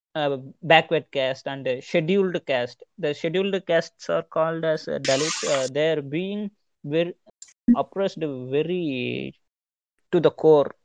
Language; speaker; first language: English; non-native, local second language; Tamil